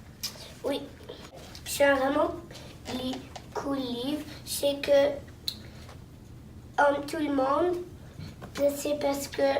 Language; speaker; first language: French; non-native, local second language; English